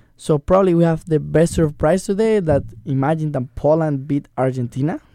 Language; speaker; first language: English; non-native, learner; Spanish